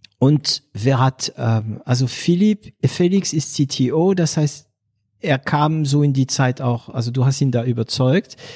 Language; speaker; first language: German; non-native, fluent; French